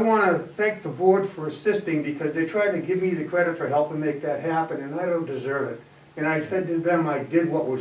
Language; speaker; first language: English; native; English